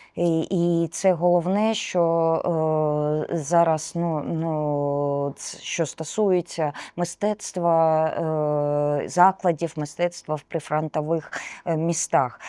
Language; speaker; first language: Ukrainian; non-native, local second language; Russian